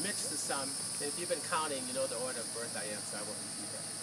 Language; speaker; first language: English; native; English